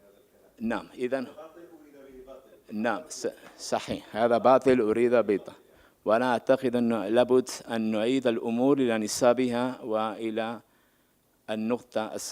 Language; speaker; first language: Arabic; native; Arabic